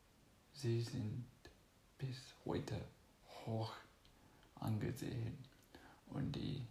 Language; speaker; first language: German; non-native, fluent; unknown